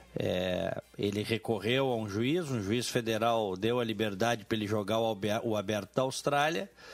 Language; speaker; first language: Portuguese; native; Portuguese